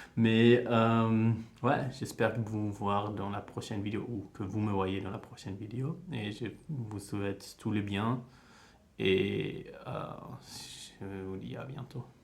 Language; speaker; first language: French; early bilingual, heritage; French